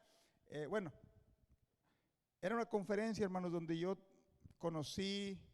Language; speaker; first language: Spanish; native; Spanish